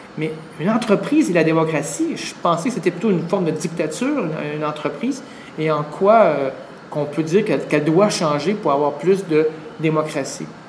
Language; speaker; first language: French; native; French